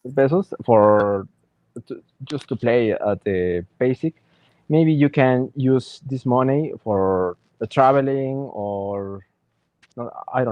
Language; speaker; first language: English; non-native, learner; Spanish